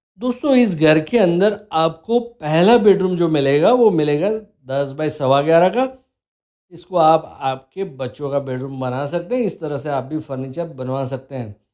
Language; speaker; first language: Hindi; non-native, local second language; Gujarati